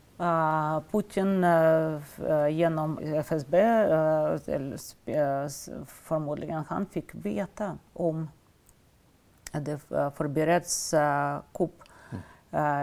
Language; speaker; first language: Swedish; non-native, fluent; Russian